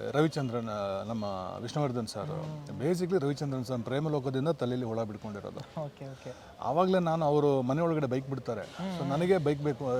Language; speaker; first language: Kannada; non-native, local second language; Tulu